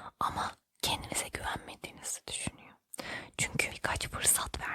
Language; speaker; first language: Turkish; native; Turkish